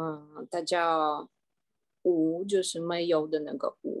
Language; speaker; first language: Chinese; non-native, fluent; Russian